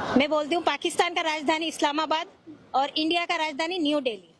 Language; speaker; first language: Hindi; non-native, fluent; Bangla